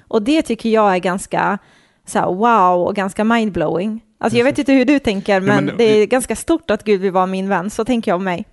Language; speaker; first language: Swedish; early bilingual, other home language; Croatian